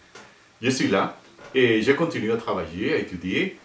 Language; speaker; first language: French; non-native, fluent; Spanish